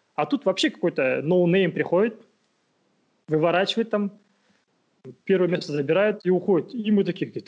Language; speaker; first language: Russian; non-native, local second language; Kazakh